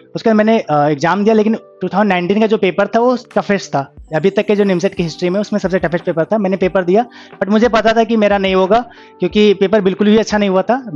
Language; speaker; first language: Hindi; native; Hindi